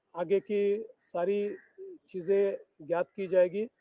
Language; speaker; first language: Hindi; non-native, local second language; Marathi